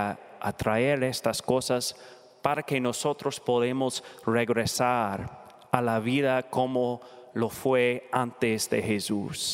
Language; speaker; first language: Spanish; non-native, learner; English